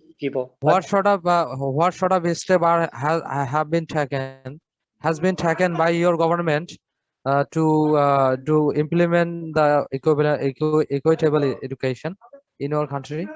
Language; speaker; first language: English; non-native, fluent; Bangla